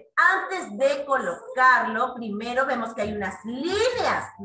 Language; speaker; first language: Spanish; native; Spanish